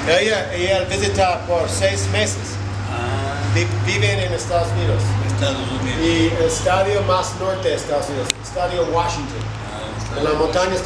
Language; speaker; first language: Spanish; non-native, learner; English